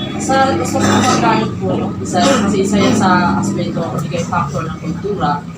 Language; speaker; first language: Filipino; non-native, local second language; Maranao